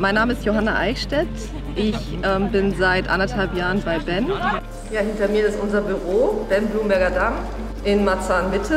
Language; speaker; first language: German; native; German